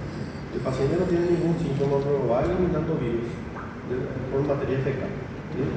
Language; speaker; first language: Spanish; native; Spanish